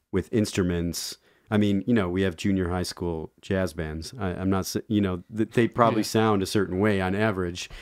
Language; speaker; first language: English; native; English